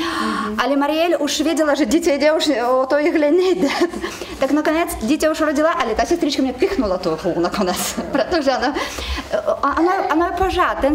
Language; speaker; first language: Czech; non-native, learner; Russian